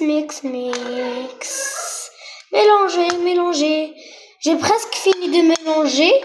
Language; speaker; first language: French; non-native, local second language; Arabic